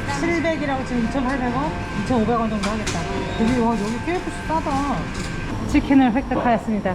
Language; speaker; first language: Korean; native; Korean